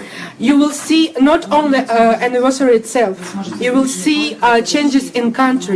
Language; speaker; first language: English; non-native, learner; Russian